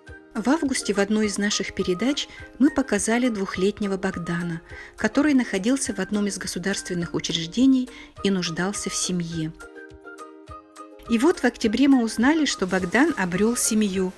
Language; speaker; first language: Russian; native; Russian